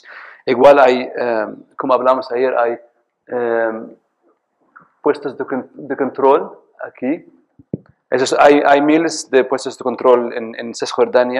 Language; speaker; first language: Spanish; non-native, fluent; Arabic